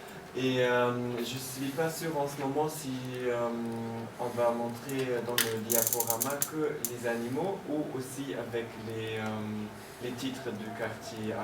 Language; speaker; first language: French; non-native, learner; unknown